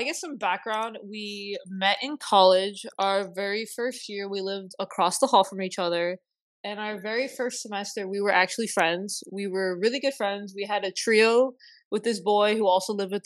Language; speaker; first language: English; native; English